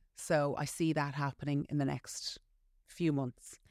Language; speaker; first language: English; native; English